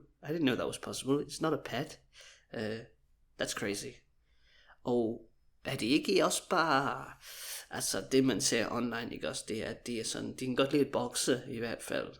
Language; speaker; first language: Danish; native; Danish